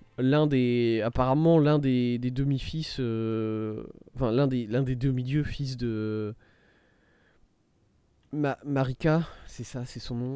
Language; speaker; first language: French; native; French